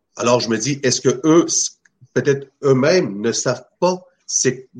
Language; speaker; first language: French; non-native, fluent; Spanish